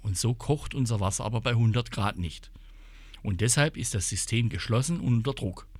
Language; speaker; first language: German; native; German